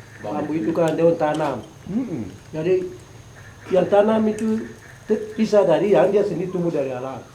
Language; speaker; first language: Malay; non-native, local second language; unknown